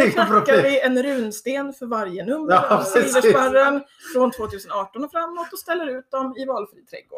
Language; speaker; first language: Swedish; native; Swedish